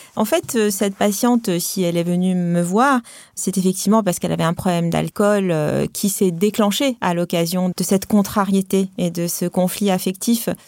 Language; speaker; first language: French; non-native, local second language; Arabic